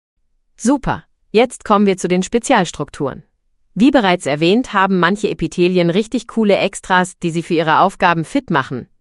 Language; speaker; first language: German; native; German